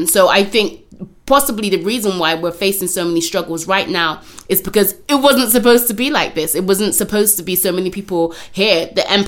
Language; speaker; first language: English; native; English